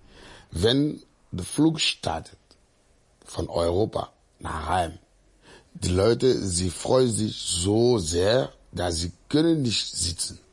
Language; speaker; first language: German; non-native, fluent; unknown